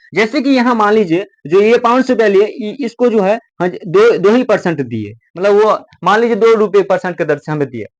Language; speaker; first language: Hindi; native; Hindi